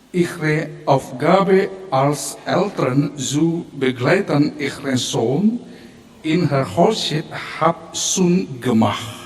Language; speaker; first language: German; non-native, learner; Batak Toba